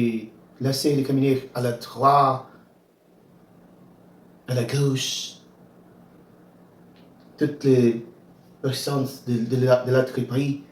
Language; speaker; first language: French; non-native, learner; Portuguese